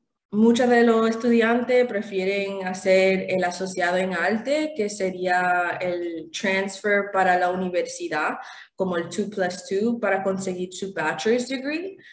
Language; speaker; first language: Spanish; early bilingual, heritage; Spanish